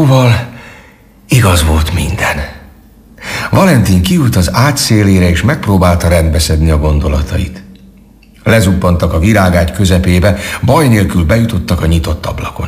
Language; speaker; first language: Hungarian; native; Hungarian